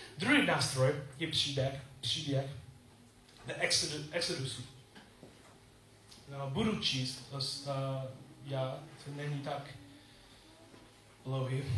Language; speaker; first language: Czech; non-native, learner; English